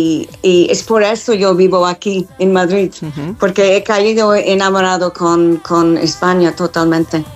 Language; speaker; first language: Spanish; non-native, learner; English